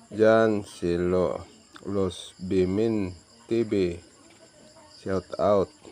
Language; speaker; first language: Filipino; non-native, local second language; Cebuano